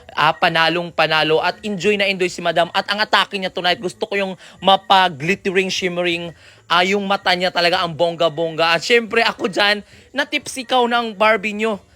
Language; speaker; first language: Filipino; non-native, local second language; Cebuano